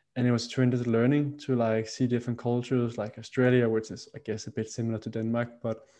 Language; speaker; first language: English; non-native, fluent; Danish